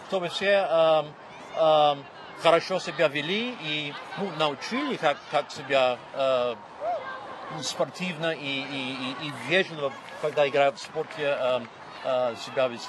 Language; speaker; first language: Russian; non-native, fluent; English